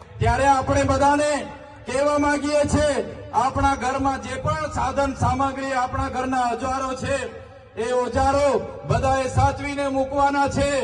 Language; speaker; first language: Gujarati; non-native, local second language; Vasavi